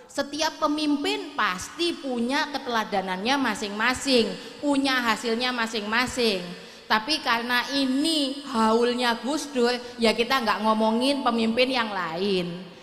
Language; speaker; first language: Indonesian; native; Indonesian